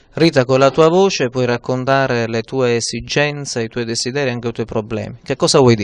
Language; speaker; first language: Italian; native; Italian